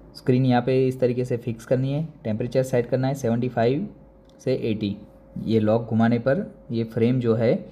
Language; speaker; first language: Hindi; non-native, local second language; Gujarati